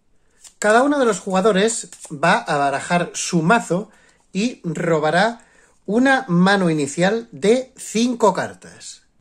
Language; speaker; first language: Spanish; native; Spanish